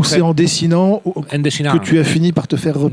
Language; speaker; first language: French; native; French